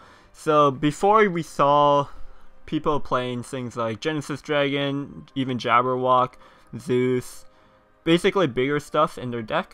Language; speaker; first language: English; native; English